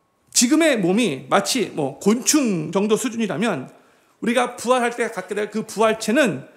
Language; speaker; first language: Korean; native; Korean